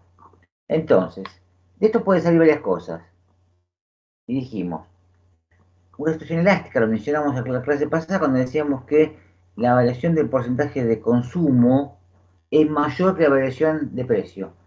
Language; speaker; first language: Spanish; native; Spanish